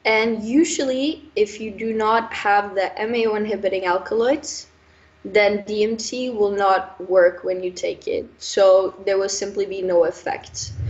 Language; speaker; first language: English; non-native, fluent; Norwegian